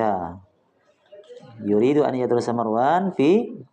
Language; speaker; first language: Arabic; non-native, fluent; Indonesian